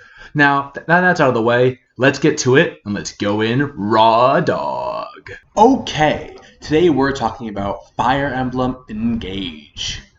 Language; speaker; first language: English; native; English